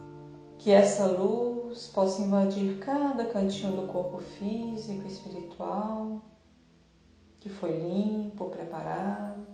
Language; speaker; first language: Portuguese; native; Portuguese